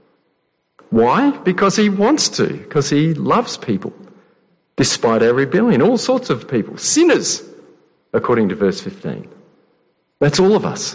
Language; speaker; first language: English; native; English